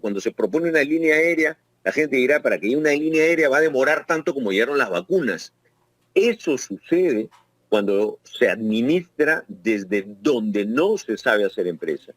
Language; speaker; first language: Spanish; native; Spanish